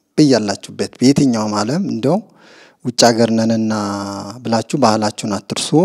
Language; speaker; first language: Amharic; non-native, local second language; Sebat Bet Gurage